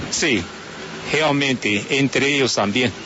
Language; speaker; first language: Spanish; non-native, fluent; Chinese